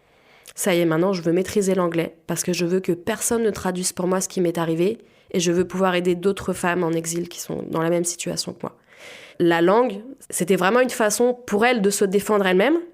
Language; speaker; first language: French; native; French